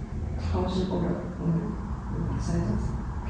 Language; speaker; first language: German; non-native, learner; Vietnamese